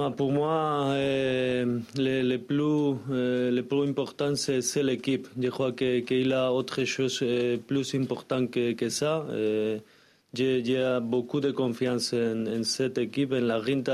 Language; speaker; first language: French; non-native, learner; Spanish